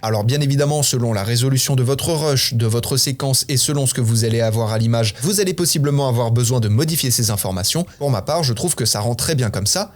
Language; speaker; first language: French; native; French